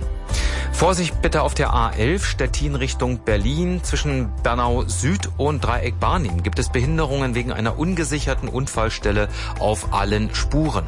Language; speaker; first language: German; native; German